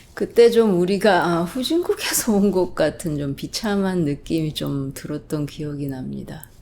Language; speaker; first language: Korean; non-native, fluent; English